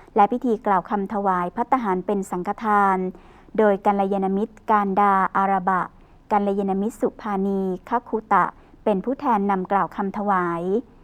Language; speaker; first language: Thai; native; Thai